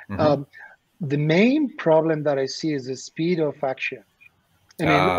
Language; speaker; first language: English; non-native, fluent; Spanish